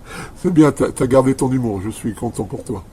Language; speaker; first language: French; native; French